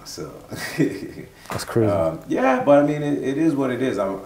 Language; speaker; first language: English; non-native, local second language; Igbo